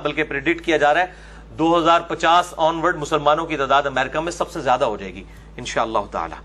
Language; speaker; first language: Urdu; non-native, local second language; Punjabi